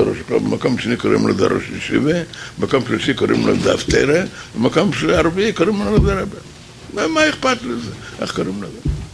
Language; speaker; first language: Hebrew; non-native, fluent; Yiddish